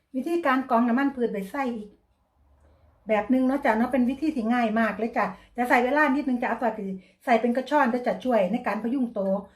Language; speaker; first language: Thai; native; Thai